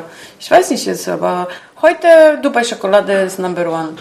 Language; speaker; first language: German; non-native, learner; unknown